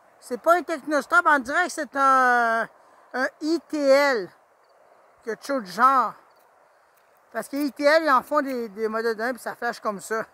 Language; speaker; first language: French; native; French